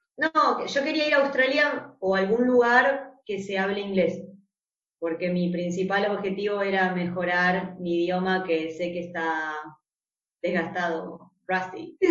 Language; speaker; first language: Spanish; native; Spanish